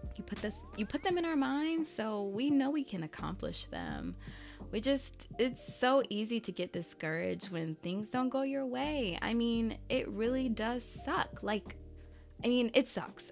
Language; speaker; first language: English; early bilingual, other home language; Haitian Creole